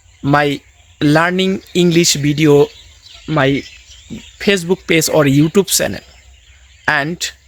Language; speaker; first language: English; non-native, learner; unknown